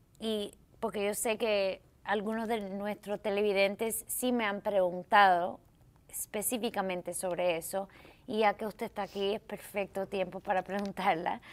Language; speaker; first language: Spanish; early bilingual, heritage; Spanish